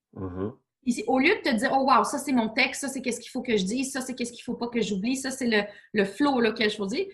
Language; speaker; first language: French; native; French